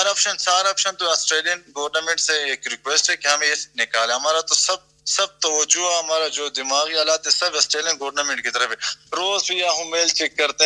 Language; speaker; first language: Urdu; non-native, fluent; Pashto